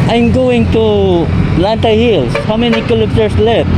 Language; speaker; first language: English; early bilingual, heritage; English